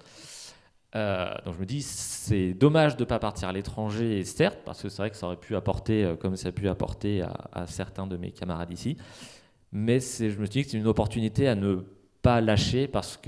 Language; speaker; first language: French; native; French